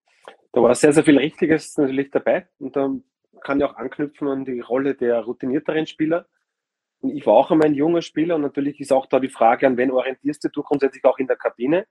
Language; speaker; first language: German; native; German